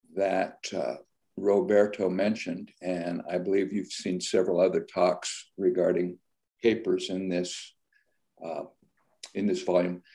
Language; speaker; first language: English; native; English